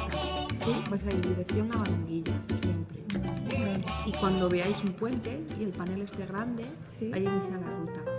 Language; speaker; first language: Spanish; native; Spanish